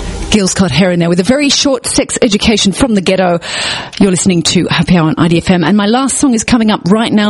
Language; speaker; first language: English; native; English